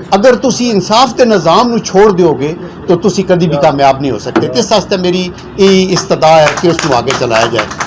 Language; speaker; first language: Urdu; non-native, local second language; Punjabi